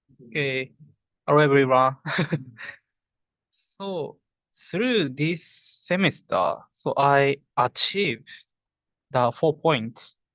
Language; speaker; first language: English; non-native, fluent; Japanese